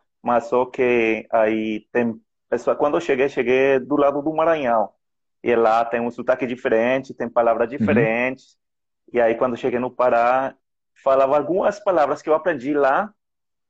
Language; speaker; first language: Portuguese; non-native, fluent; Spanish